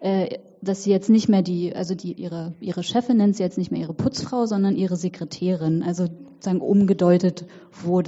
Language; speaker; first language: German; native; German